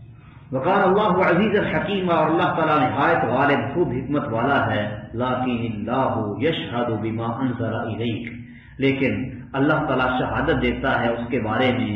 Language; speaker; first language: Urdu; native; Urdu